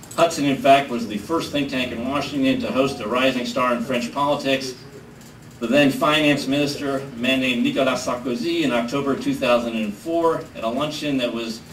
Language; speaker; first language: English; native; English